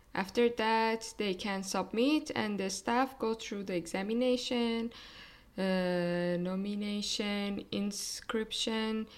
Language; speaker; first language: English; non-native, fluent; Persian